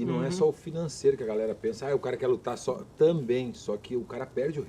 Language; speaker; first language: Portuguese; native; Portuguese